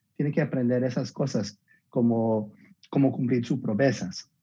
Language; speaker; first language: Spanish; early bilingual, heritage; Spanish